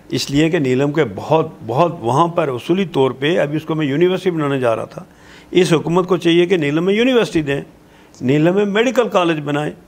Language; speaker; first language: Urdu; non-native, local second language; Pahari-Potwari